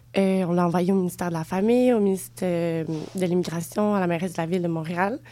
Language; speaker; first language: French; native; French